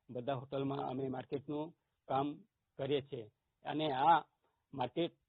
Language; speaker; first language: Gujarati; non-native, local second language; Bhili